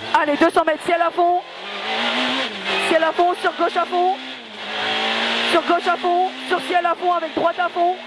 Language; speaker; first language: French; native; French